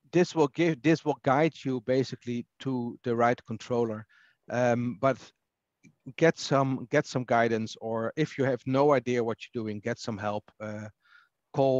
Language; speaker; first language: English; non-native, fluent; Dutch